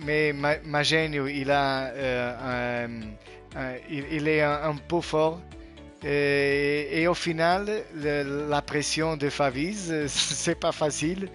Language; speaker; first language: French; non-native, learner; Portuguese